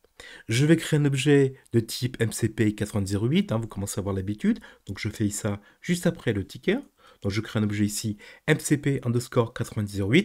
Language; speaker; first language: French; native; French